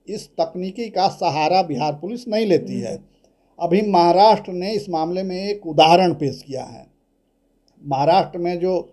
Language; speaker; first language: Hindi; native; Hindi